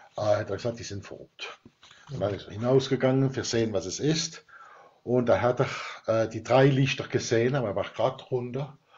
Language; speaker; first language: German; non-native, local second language; Swiss German